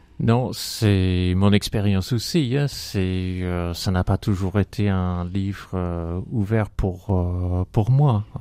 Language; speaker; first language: French; non-native, fluent; English